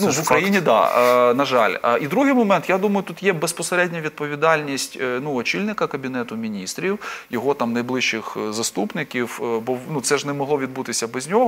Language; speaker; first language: Ukrainian; native; Ukrainian